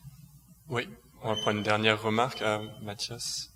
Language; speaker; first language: French; native; French